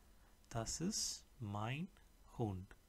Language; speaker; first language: German; non-native, fluent; English